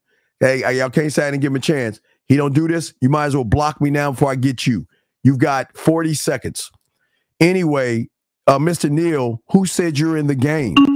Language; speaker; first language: English; native; English